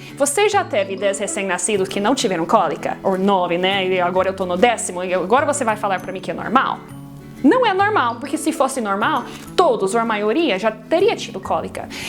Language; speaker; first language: Portuguese; non-native, fluent; English